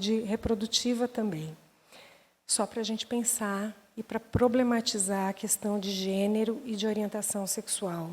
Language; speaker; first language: Portuguese; native; Portuguese